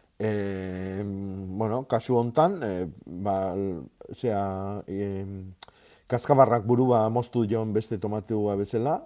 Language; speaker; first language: Basque; native; Basque